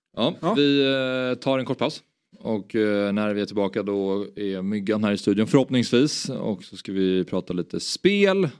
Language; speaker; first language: Swedish; native; Swedish